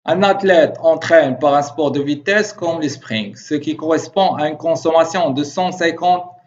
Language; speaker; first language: French; non-native, local second language; Arabic